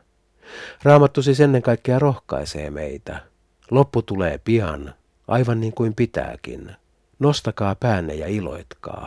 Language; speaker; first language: Finnish; native; Finnish